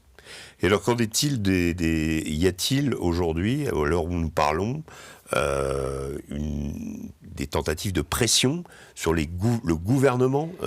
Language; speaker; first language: French; native; French